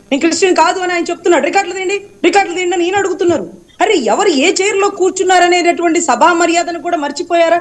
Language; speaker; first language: Telugu; native; Telugu